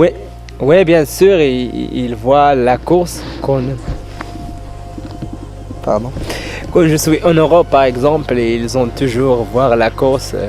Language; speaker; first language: French; non-native, learner; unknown